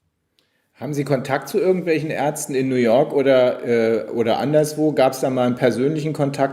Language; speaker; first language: German; native; German